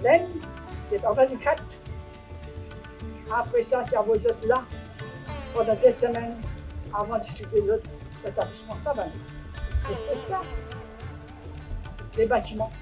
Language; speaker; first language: French; non-native, local second language; Morisyen